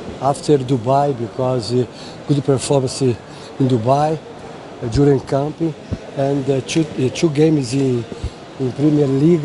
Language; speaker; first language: English; non-native, learner; Portuguese